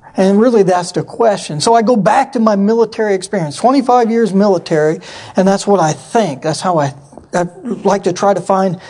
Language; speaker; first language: English; native; English